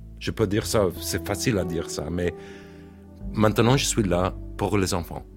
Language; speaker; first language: French; non-native, learner; English